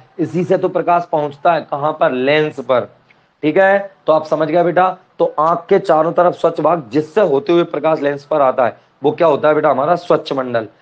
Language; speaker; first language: Hindi; non-native, local second language; Marathi